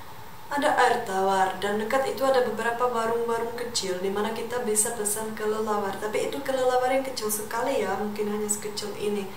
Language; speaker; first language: Indonesian; non-native, fluent; Czech